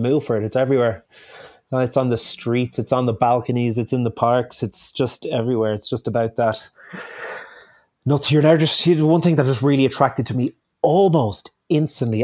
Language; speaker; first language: English; native; English